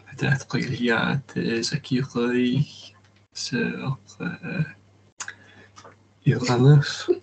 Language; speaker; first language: French; non-native, learner; English